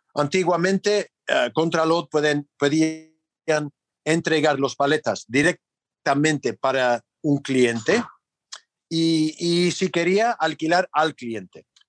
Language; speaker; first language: Spanish; non-native, fluent; English